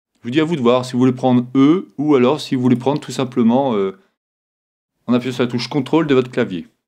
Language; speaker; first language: French; native; French